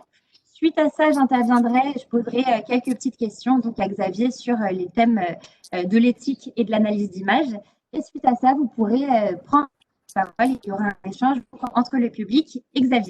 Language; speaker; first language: French; native; French